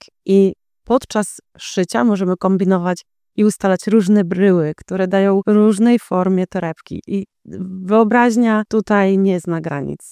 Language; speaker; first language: Polish; native; Polish